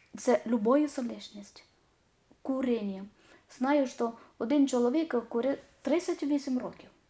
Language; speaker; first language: Ukrainian; non-native, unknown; Malayalam